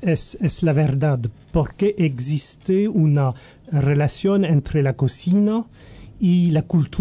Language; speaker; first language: Spanish; non-native, learner; French